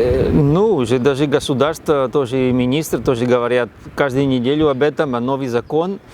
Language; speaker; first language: Russian; non-native, learner; Spanish